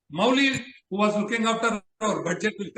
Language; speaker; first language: English; non-native, local second language; Telugu